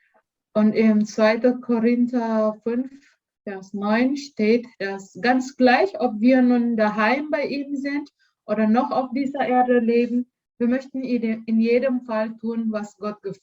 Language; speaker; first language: German; non-native, learner; Indonesian